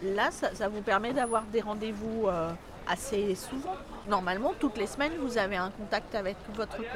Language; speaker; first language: French; native; French